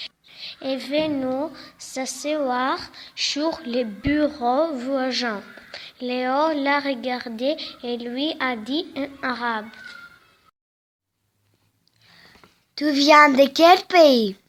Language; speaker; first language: French; non-native, learner; Greek